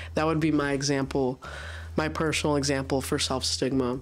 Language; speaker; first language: English; early bilingual, other home language; Spanish